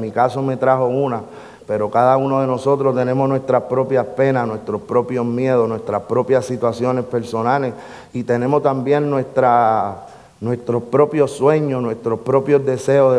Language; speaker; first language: Spanish; native; Spanish